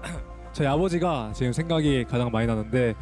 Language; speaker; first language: Korean; native; Korean